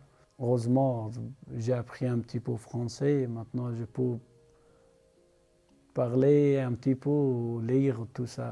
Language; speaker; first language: French; non-native, learner; Persian